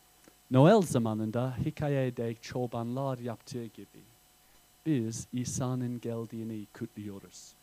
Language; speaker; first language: Turkish; non-native, fluent; English